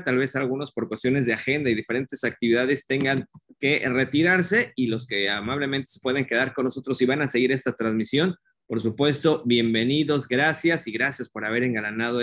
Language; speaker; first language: Spanish; native; Spanish